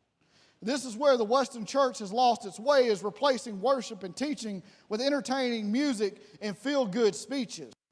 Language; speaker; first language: English; native; English